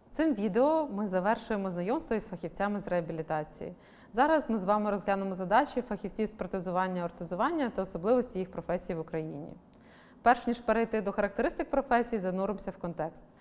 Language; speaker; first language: Ukrainian; native; Ukrainian